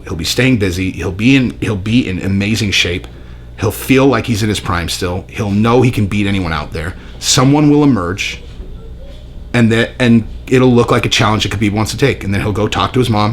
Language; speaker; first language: English; native; English